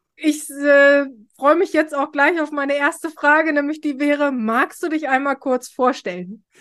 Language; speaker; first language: German; native; German